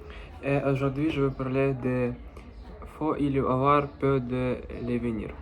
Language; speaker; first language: French; non-native, learner; Russian